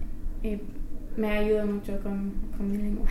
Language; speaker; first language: Spanish; non-native, learner; English